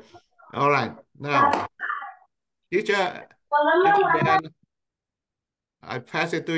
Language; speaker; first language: English; non-native, local second language; Indonesian